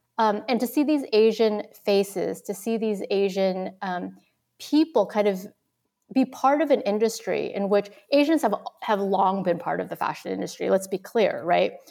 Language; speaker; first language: English; early bilingual, other home language; Vietnamese